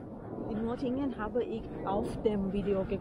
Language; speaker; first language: German; non-native, learner; Thai